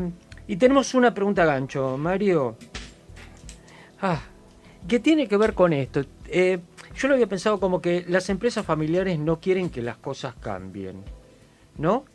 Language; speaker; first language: Spanish; native; Spanish